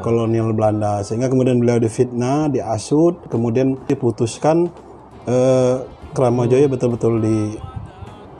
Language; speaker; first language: Indonesian; native; Indonesian